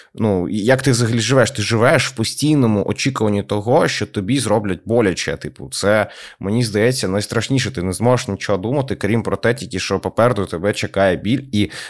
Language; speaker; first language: Ukrainian; native; Ukrainian